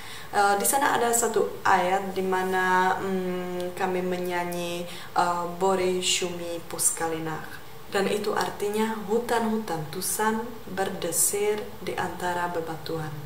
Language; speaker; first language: Indonesian; non-native, fluent; Czech